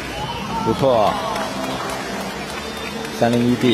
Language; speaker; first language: Chinese; native; Chinese